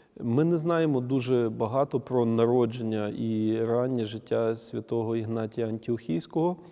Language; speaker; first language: Ukrainian; native; Ukrainian